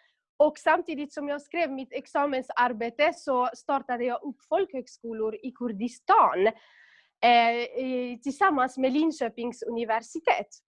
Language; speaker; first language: Swedish; non-native, local second language; Kurdish